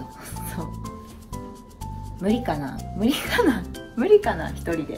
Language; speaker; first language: Japanese; native; Japanese